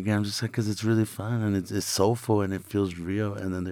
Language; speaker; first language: English; native; English